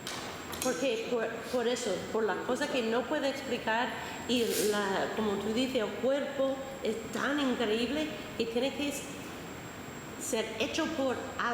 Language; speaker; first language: Spanish; non-native, fluent; English